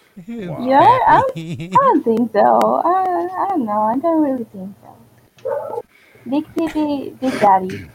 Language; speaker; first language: English; non-native, fluent; Spanish